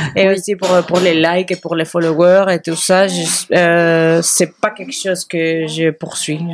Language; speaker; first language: French; non-native, fluent; Spanish